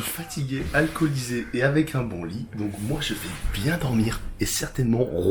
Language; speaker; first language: French; native; French